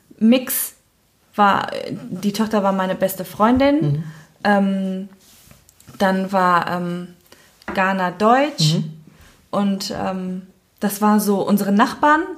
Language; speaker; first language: German; native; German